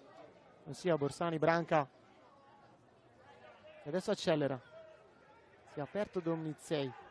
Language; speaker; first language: Italian; native; Italian